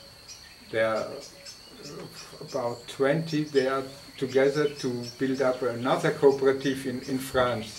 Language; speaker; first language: English; non-native, fluent; German